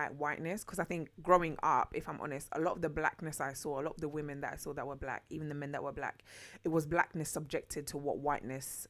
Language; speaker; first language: English; early bilingual, other home language; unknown